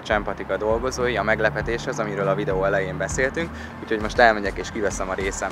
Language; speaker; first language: Hungarian; native; Hungarian